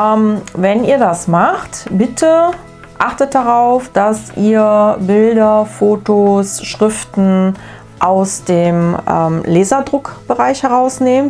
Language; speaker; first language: German; native; German